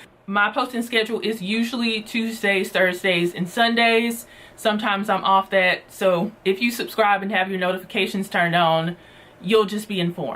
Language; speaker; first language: English; native; English